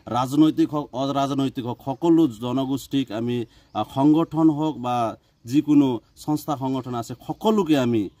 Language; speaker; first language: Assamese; non-native, local second language; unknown